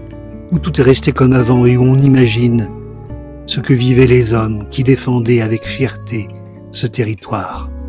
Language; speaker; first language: French; native; French